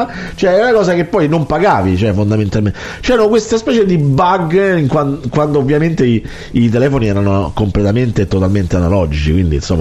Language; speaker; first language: Italian; native; Italian